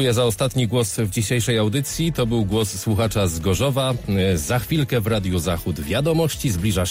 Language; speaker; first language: Polish; native; Polish